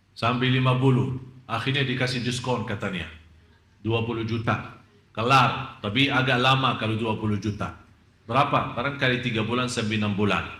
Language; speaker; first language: Malay; non-native, fluent; Arabic